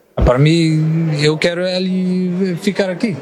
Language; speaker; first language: Portuguese; non-native, learner; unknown